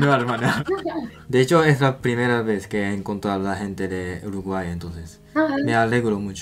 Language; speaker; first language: Spanish; non-native, learner; Japanese